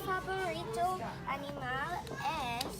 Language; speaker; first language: Spanish; non-native, learner; English